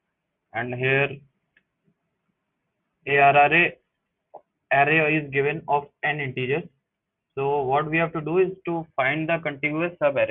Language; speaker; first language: English; non-native, local second language; Hindi